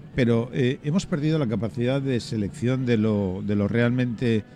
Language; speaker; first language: Spanish; native; Spanish